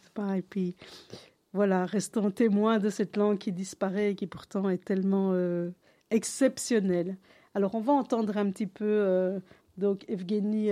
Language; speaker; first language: French; native; French